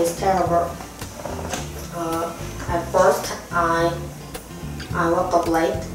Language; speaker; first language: English; non-native, learner; Korean